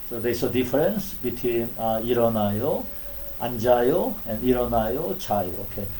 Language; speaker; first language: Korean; non-native, fluent; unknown